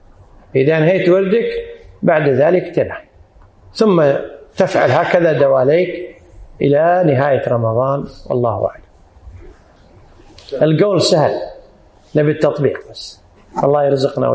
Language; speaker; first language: Arabic; native; Arabic